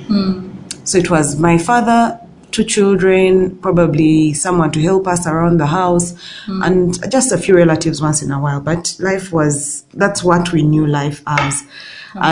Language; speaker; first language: English; non-native, local second language; Ganda